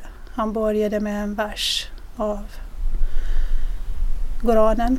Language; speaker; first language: Swedish; non-native, fluent; Persian